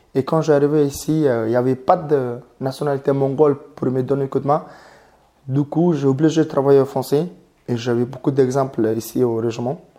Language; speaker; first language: French; non-native, fluent; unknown